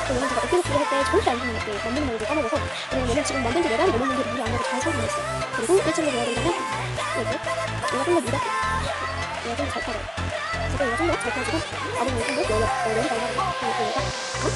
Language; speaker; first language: Korean; native; Korean